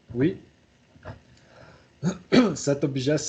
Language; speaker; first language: French; non-native, learner; Portuguese